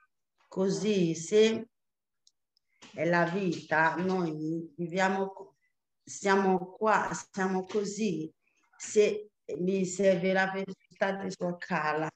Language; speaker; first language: Italian; non-native, learner; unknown